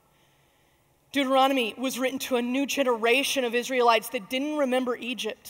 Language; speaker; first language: English; native; English